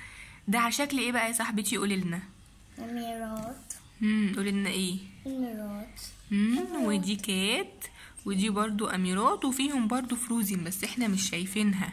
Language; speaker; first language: Arabic; native; Arabic